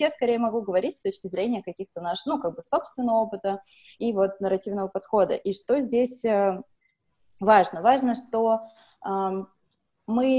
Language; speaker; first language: Russian; native; Russian